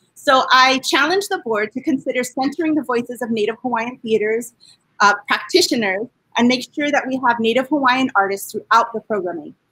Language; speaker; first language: English; native; English